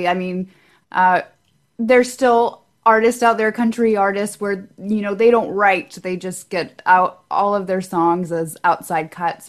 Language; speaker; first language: English; native; English